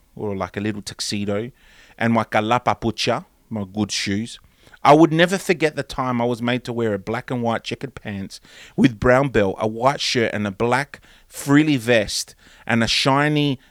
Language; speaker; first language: English; early bilingual, other home language; Greek